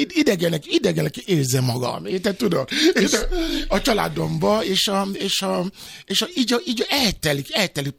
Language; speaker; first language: Hungarian; non-native, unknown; Yoruba